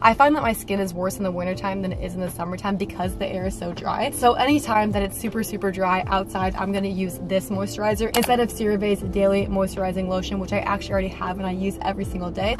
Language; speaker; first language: English; native; English